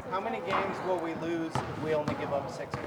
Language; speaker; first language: English; native; English